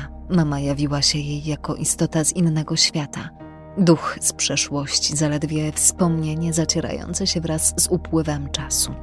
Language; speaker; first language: Polish; native; Polish